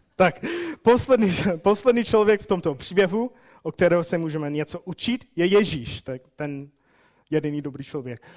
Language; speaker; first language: Czech; non-native, fluent; English